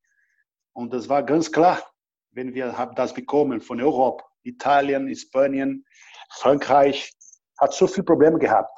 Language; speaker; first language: German; non-native, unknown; Portuguese